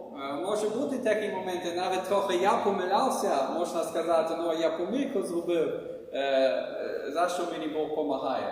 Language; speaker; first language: Ukrainian; non-native, learner; German